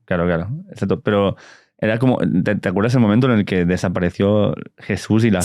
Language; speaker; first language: Spanish; native; Spanish